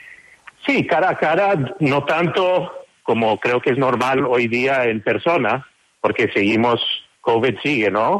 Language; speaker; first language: Spanish; non-native, fluent; English